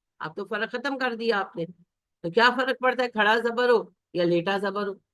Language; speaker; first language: Urdu; native; Urdu